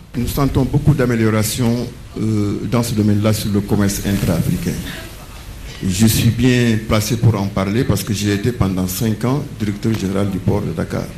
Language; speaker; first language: French; non-native, local second language; Wolof